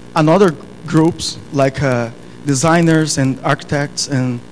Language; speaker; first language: English; non-native, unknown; Portuguese